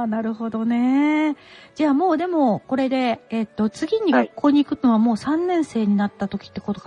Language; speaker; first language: Japanese; native; Japanese